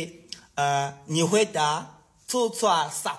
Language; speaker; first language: Chinese; non-native, learner; Ghomala